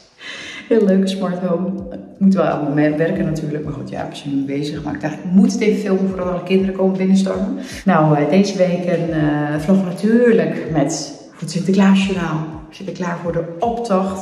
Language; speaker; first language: Dutch; native; Dutch